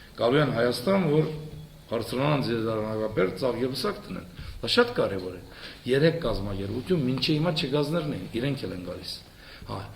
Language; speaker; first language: Armenian; early bilingual, heritage; Armenian